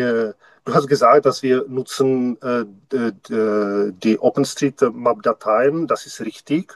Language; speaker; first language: German; non-native, learner; Czech